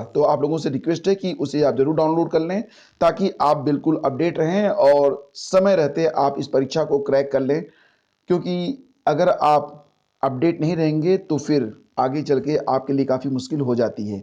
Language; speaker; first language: Hindi; native; Hindi